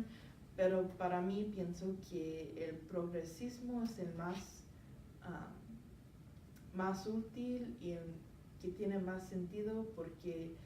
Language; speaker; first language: Spanish; non-native, learner; English